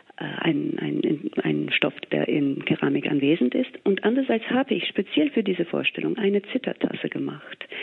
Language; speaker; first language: German; non-native, fluent; English